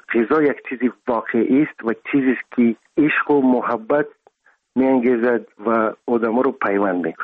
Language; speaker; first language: Persian; non-native, local second language; Russian